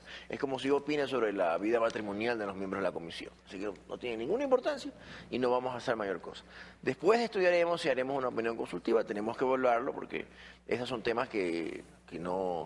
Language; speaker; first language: Spanish; native; Spanish